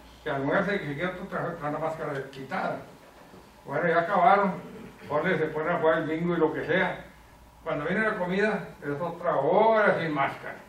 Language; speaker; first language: Spanish; early bilingual, heritage; Spanish